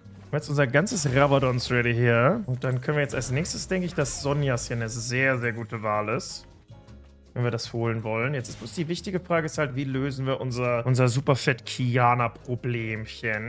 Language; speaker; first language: German; native; German